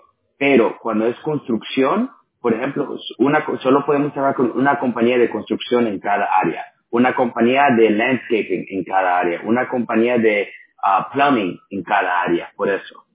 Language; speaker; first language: Spanish; early bilingual, other home language; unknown